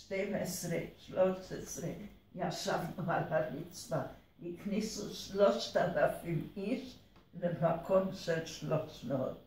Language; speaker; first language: Hebrew; early bilingual, other home language; Hungarian